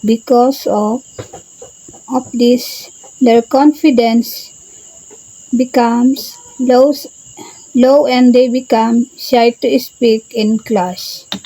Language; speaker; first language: English; non-native, local second language; Filipino